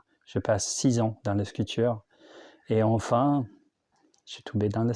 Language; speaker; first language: French; non-native, learner; English